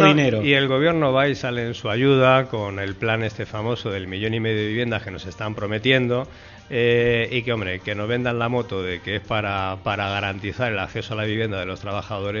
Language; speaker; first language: Spanish; native; Spanish